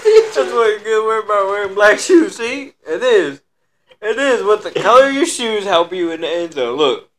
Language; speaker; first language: English; native; English